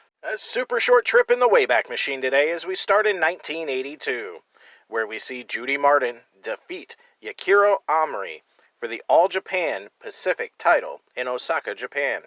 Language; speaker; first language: English; native; English